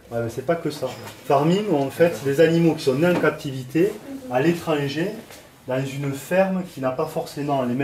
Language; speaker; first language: French; native; French